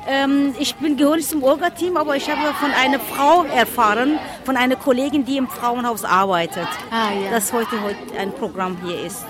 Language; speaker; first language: German; non-native, fluent; Persian